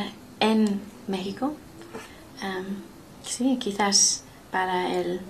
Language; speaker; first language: Spanish; non-native, learner; English